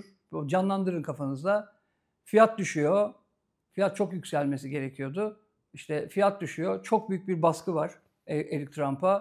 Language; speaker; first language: Turkish; native; Turkish